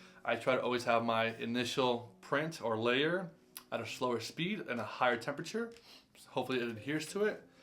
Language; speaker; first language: English; native; English